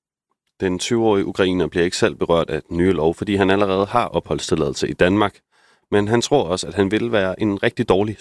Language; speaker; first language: Danish; native; Danish